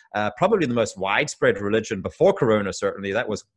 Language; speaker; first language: English; native; English